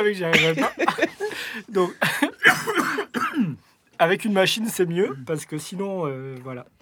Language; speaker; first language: French; native; French